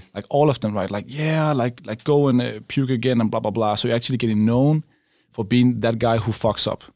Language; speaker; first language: English; non-native, fluent; Danish